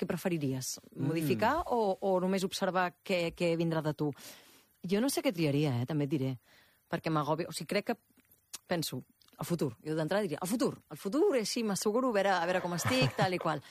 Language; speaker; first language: Catalan; native; Catalan